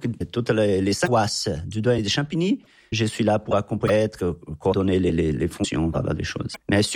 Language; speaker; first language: French; non-native, learner; Portuguese